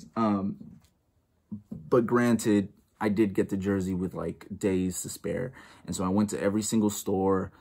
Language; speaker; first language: English; native; English